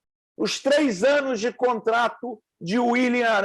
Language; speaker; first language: Portuguese; native; Portuguese